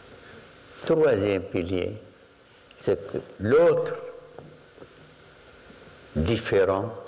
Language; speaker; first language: French; non-native, fluent; Arabic